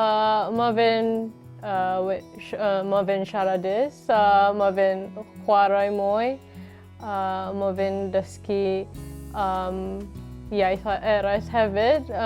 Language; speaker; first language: Welsh; non-native, learner; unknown